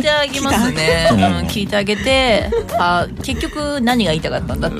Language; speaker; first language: Japanese; native; Japanese